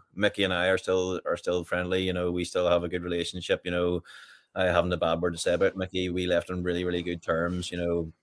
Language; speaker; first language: English; native; English